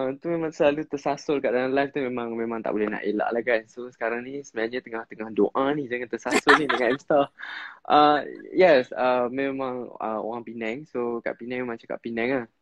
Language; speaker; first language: Malay; non-native, local second language; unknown